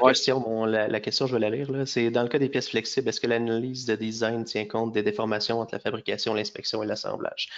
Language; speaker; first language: French; native; French